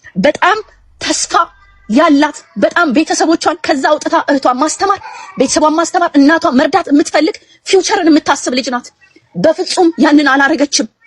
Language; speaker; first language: Amharic; non-native, local second language; Oromo